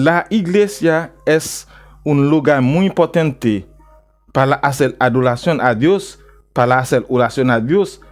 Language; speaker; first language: Spanish; non-native, learner; Haitian Creole